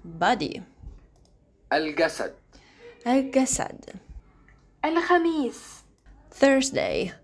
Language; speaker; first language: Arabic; non-native, learner; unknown